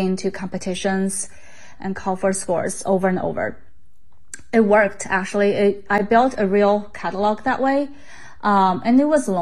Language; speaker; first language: English; non-native, fluent; Chinese